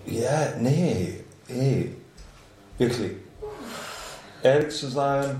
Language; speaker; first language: German; non-native, fluent; English